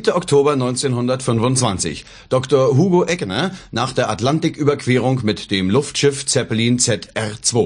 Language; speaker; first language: German; native; German